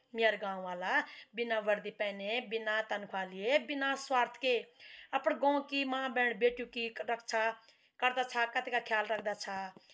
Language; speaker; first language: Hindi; non-native, local second language; Garhwali